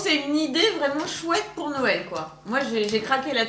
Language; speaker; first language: French; native; French